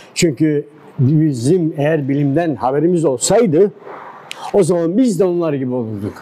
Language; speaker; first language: Turkish; native; Turkish